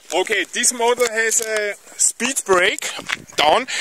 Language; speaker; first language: English; non-native, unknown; German